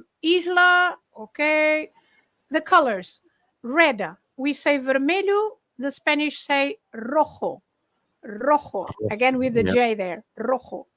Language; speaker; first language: English; non-native, fluent; Portuguese